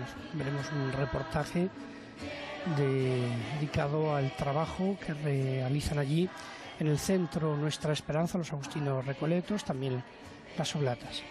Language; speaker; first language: Spanish; native; Spanish